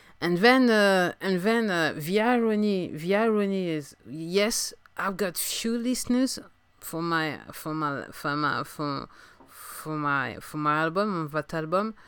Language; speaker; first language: English; non-native, fluent; French